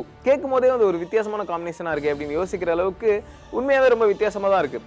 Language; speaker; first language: Tamil; native; Tamil